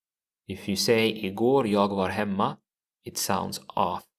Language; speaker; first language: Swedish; non-native, fluent; English